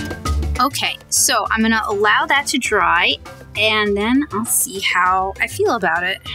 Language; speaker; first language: English; native; English